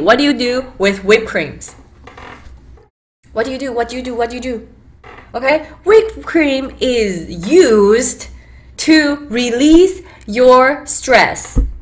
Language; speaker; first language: English; early bilingual, other home language; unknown